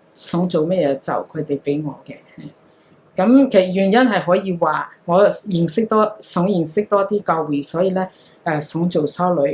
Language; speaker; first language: Cantonese; non-native, fluent; Hakha Chin